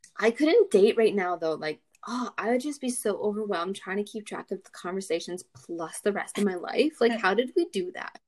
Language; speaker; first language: English; native; English